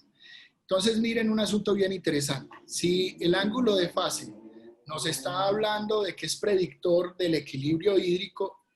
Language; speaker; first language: Spanish; native; Spanish